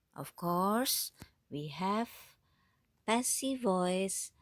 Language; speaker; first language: English; non-native, fluent; Indonesian